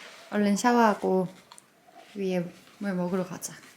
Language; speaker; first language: Korean; native; Korean